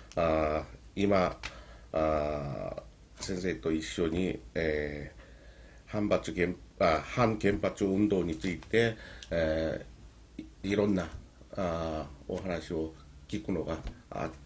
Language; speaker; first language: Japanese; non-native, learner; Korean